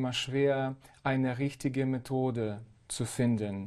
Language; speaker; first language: German; non-native, fluent; Ukrainian